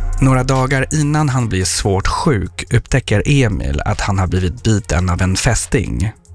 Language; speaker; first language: Swedish; non-native, fluent; French